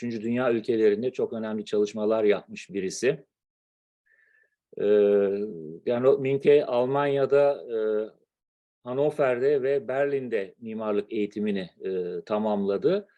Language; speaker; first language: Turkish; native; Turkish